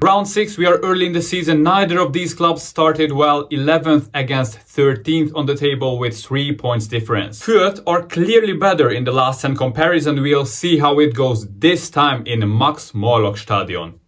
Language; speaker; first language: English; non-native, fluent; Hungarian